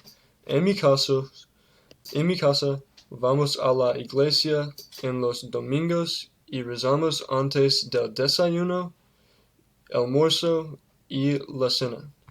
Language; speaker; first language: Spanish; non-native, learner; English